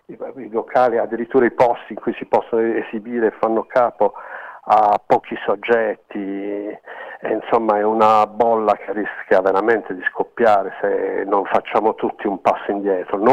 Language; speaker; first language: Italian; native; Italian